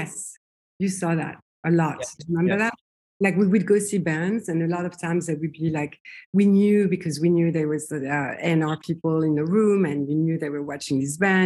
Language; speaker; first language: English; non-native, fluent; French